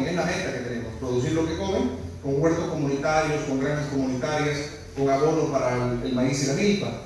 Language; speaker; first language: Spanish; native; Spanish